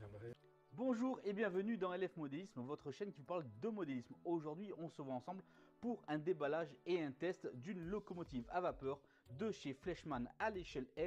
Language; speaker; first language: French; native; French